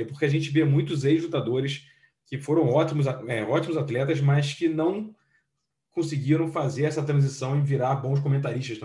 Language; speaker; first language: Portuguese; native; Portuguese